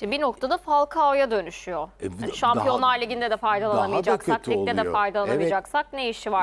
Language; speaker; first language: Turkish; native; Turkish